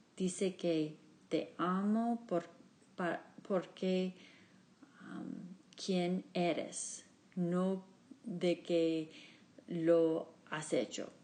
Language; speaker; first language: Spanish; non-native, learner; English